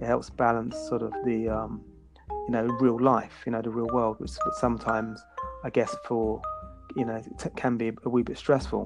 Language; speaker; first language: English; native; English